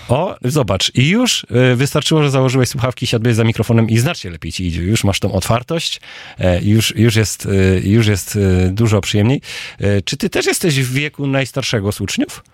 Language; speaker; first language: Polish; native; Polish